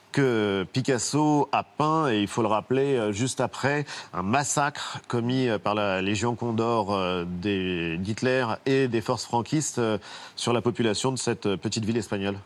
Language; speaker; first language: French; native; French